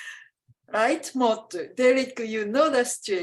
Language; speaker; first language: English; non-native, fluent; Japanese